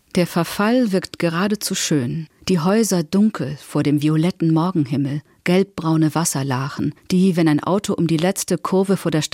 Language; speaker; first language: German; native; German